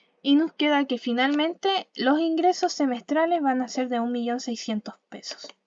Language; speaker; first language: Spanish; native; Spanish